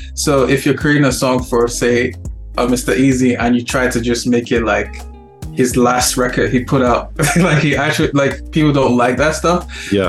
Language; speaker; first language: English; non-native, local second language; Yoruba